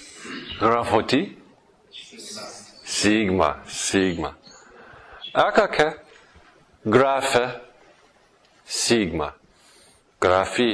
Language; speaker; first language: Greek; non-native, fluent; English